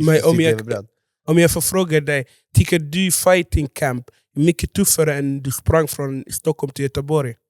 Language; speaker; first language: Swedish; non-native, fluent; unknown